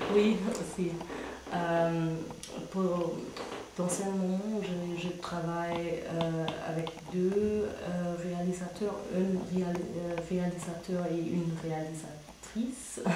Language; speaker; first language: French; non-native, fluent; German